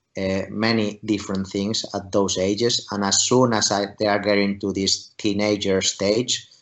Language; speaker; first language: English; non-native, fluent; Spanish